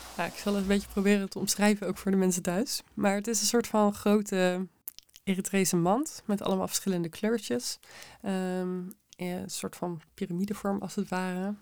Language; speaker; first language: Dutch; native; Dutch